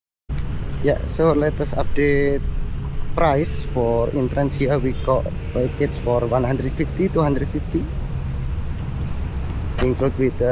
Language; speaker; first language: English; non-native, learner; Indonesian